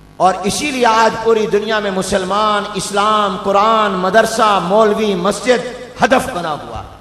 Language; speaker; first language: Urdu; non-native, local second language; Punjabi